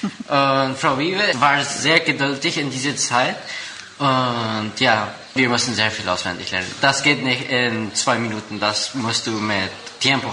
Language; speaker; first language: German; non-native, local second language; Spanish